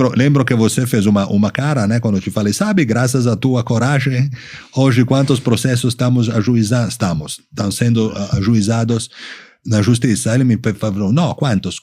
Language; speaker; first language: Portuguese; non-native, fluent; Italian